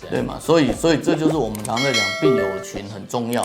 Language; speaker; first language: Chinese; native; Chinese